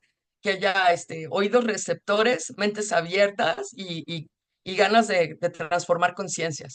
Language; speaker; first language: Spanish; native; Spanish